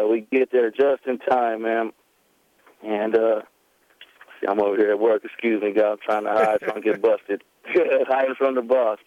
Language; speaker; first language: English; native; English